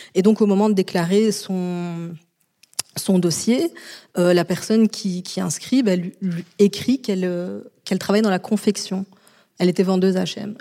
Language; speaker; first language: French; native; French